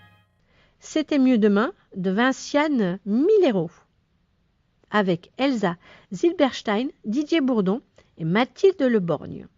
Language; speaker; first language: French; native; French